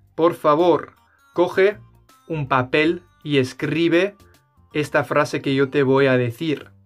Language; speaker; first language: Spanish; non-native, fluent; German